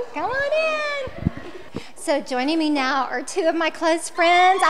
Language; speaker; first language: English; native; English